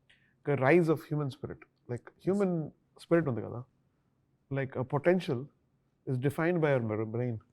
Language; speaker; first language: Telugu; non-native, local second language; Tamil